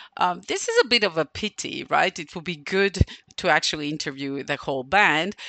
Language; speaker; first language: English; non-native, fluent; Serbian